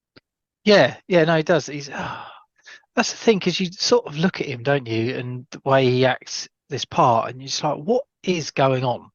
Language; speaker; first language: English; native; English